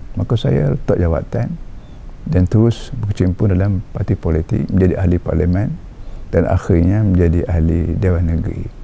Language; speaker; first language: Malay; native; Malay